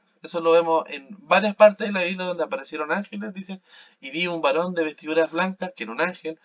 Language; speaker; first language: Spanish; native; Spanish